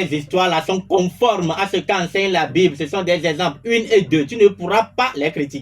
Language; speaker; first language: French; non-native, local second language; Ewe